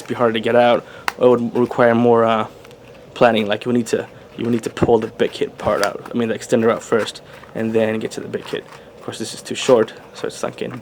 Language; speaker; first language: English; native; English